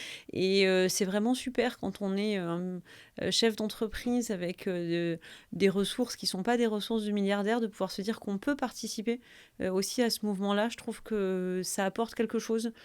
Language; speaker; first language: French; native; French